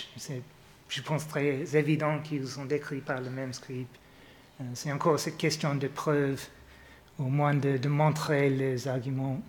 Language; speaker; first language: French; non-native, fluent; English